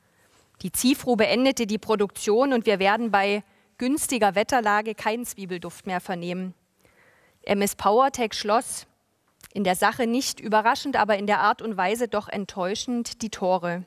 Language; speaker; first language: German; native; German